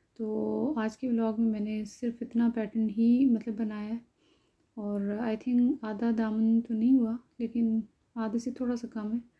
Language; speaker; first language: Urdu; native; Urdu